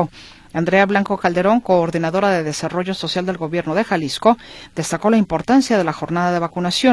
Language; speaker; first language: Spanish; native; Spanish